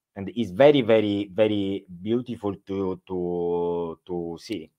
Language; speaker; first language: English; non-native, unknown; Italian